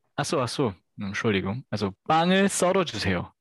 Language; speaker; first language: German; non-native, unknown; Korean